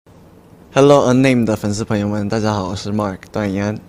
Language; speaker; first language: Chinese; early bilingual, heritage; Chinese